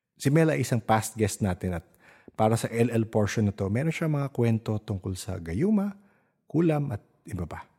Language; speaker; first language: Filipino; native; Filipino